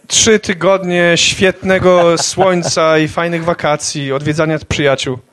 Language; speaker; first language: Polish; native; Polish